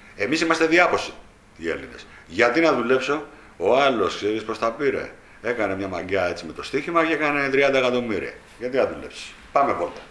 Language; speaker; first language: Greek; native; Greek